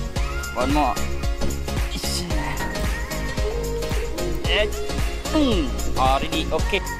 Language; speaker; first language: English; non-native, learner; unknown